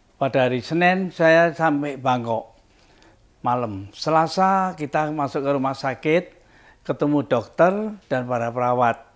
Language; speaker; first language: Indonesian; native; Indonesian